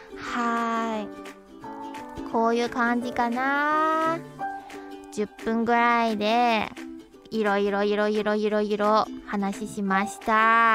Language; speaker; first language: Japanese; non-native, fluent; Chinese